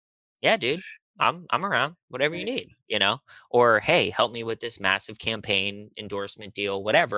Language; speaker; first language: English; native; English